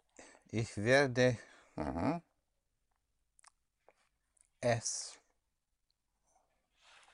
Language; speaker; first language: German; non-native, learner; English